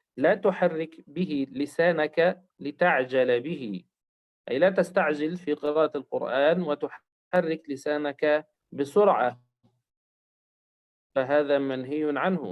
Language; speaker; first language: Arabic; native; Arabic